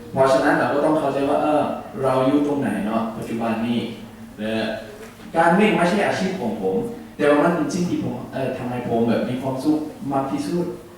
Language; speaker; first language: Thai; non-native, learner; English